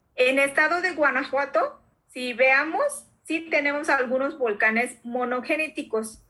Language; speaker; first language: Spanish; non-native, fluent; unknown